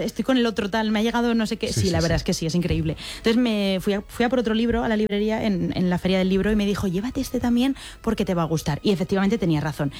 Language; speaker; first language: Spanish; native; Spanish